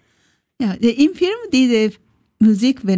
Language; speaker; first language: German; non-native, learner; Japanese